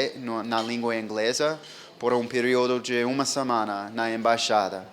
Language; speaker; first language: Portuguese; non-native, fluent; English